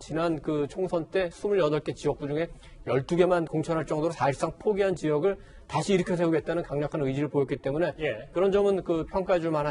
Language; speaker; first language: Korean; native; Korean